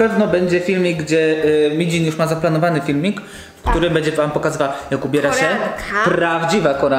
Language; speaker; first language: Polish; native; Polish